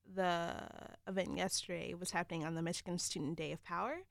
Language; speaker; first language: English; native; English